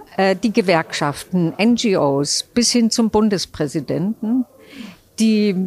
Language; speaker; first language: German; native; German